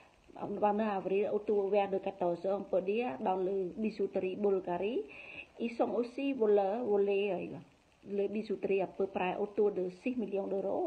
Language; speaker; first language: French; non-native, learner; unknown